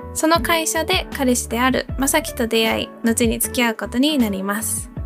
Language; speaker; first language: Japanese; early bilingual, heritage; Japanese